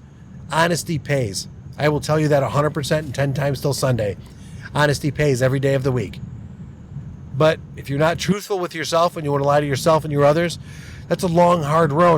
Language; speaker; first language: English; native; English